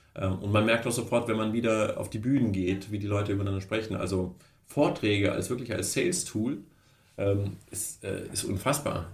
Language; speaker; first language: German; early bilingual, other home language; Russian